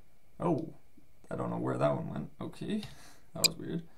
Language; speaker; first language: English; native; English